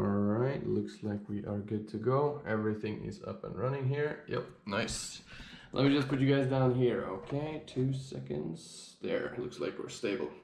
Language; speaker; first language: English; non-native, fluent; Norwegian